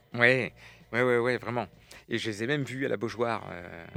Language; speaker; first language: French; native; French